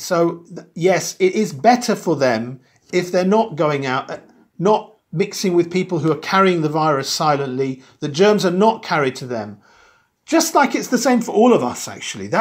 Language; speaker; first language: English; native; English